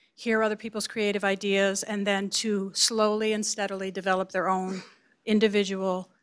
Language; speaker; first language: English; native; English